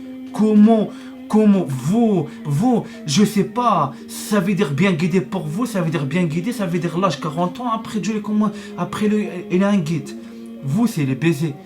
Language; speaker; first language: French; non-native, learner; Arabic